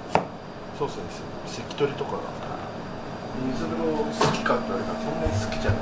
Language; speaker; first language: Japanese; native; Japanese